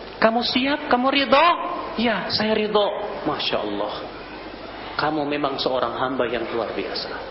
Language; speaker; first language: Indonesian; native; Indonesian